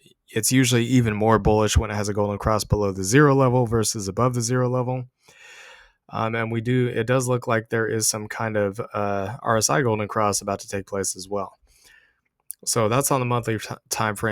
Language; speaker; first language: English; native; English